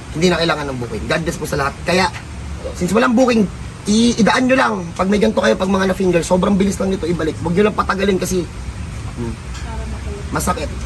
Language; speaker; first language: Filipino; native; Filipino